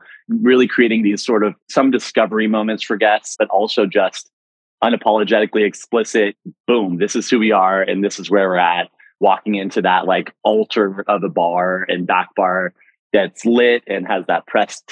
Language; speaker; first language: English; native; English